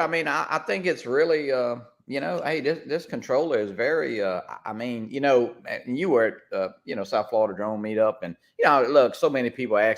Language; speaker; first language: English; native; English